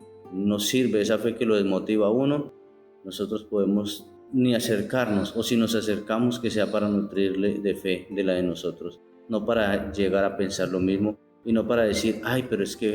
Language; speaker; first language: Spanish; native; Spanish